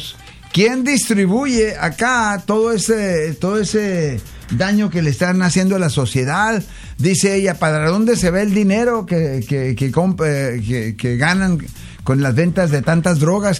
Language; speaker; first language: Spanish; native; Spanish